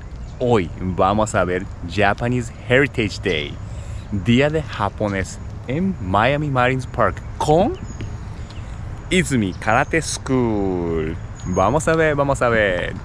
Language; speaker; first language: Spanish; non-native, learner; Japanese